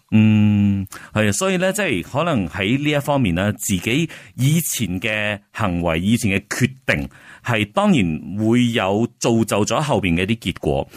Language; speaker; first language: Cantonese; native; Cantonese